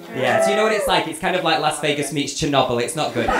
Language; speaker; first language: English; native; English